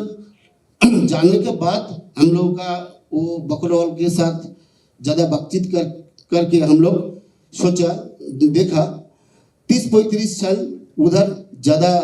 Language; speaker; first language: Hindi; non-native, local second language; Bangla